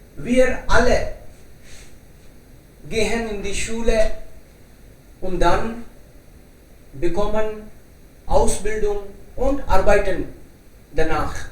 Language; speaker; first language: German; non-native, learner; Hindi